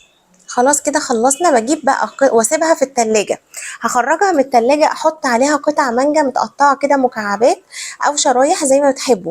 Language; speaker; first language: Arabic; native; Arabic